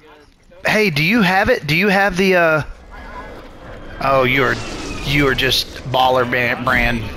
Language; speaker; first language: English; native; English